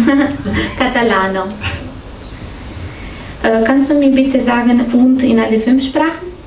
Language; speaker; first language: German; non-native, fluent; Italian